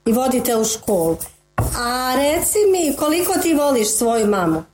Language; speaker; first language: Croatian; native; Croatian